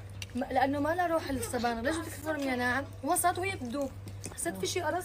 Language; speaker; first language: Arabic; native; Arabic